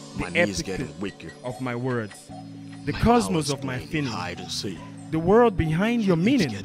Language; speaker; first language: English; non-native, local second language; Yoruba